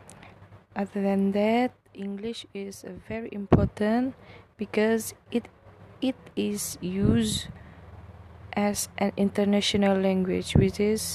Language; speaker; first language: English; non-native, local second language; Malay